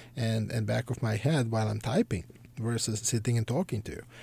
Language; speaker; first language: English; non-native, fluent; Serbian